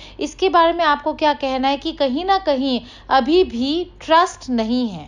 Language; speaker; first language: Urdu; native; Urdu